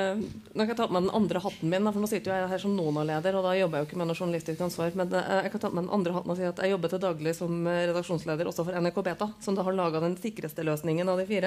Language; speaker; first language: Norwegian; native; Norwegian